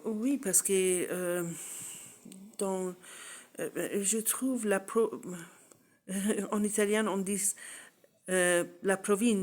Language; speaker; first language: French; non-native, learner; English